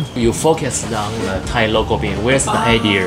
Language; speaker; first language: English; non-native, fluent; Chinese